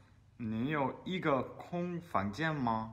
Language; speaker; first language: Chinese; non-native, learner; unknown